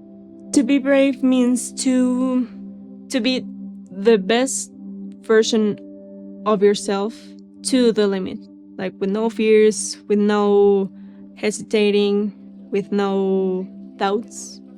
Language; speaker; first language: English; non-native, fluent; Spanish